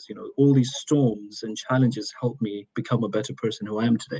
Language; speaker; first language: English; non-native, local second language; Urdu